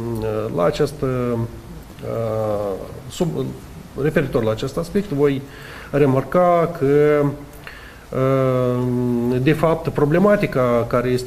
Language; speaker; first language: Romanian; native; Romanian